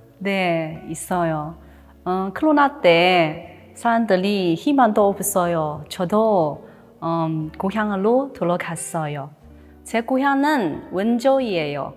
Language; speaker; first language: Korean; non-native, learner; Chinese